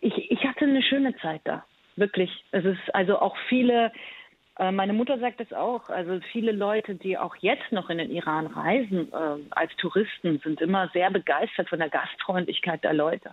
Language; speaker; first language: German; early bilingual, other home language; Persian